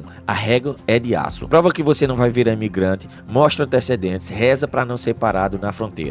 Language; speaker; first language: Portuguese; native; Portuguese